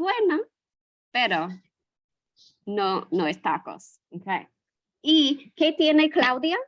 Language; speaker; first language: Spanish; non-native, fluent; English